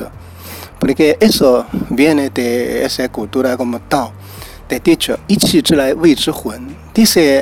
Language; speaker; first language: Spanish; non-native, learner; Chinese